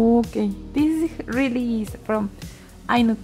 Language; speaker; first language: English; non-native, learner; Spanish